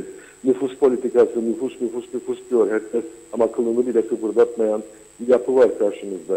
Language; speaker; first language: Turkish; native; Turkish